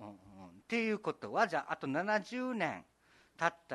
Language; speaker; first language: Japanese; native; Japanese